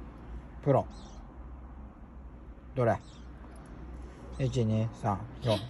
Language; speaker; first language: Japanese; native; Japanese